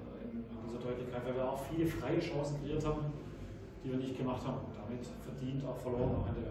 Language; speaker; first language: German; native; German